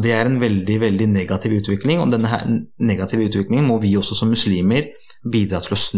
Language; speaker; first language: Norwegian; early bilingual, other home language; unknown